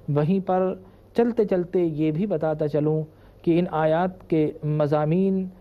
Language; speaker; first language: Urdu; native; Urdu